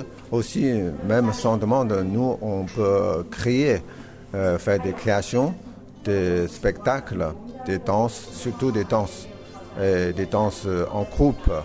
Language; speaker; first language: French; non-native, fluent; Chinese